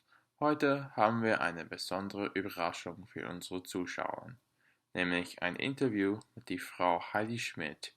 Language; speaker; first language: German; non-native, learner; English